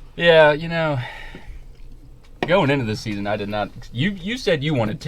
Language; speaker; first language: English; native; English